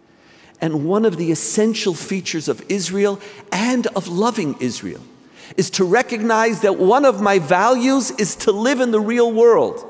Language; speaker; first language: English; native; English